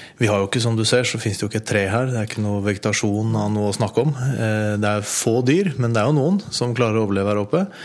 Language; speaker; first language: Norwegian; native; Norwegian